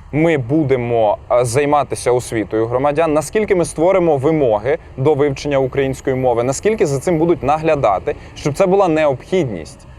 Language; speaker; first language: Ukrainian; native; Ukrainian